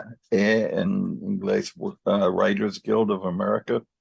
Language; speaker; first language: Spanish; non-native, learner; English